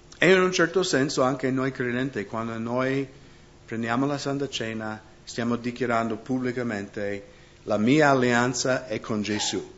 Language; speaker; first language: Italian; non-native, fluent; English